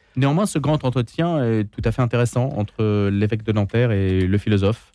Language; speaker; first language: French; native; French